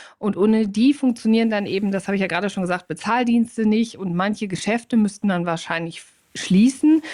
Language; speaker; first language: German; native; German